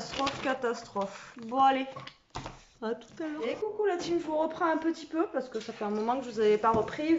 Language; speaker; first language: French; native; French